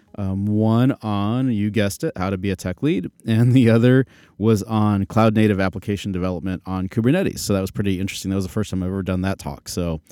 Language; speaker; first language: English; native; English